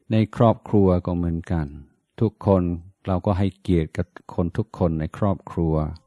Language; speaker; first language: Thai; non-native, fluent; English